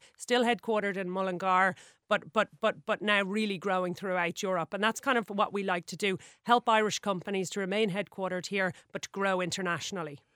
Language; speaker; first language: English; native; English